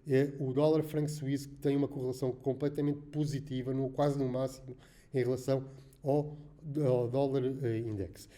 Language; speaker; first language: Portuguese; native; Portuguese